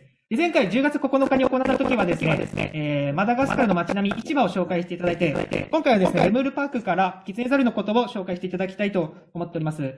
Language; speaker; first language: Japanese; native; Japanese